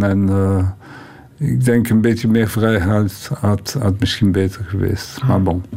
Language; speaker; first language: Dutch; non-native, local second language; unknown